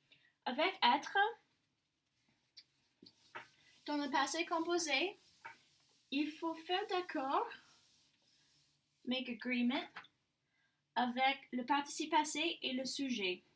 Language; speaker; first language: French; non-native, learner; English